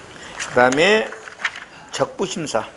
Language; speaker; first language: Korean; native; Korean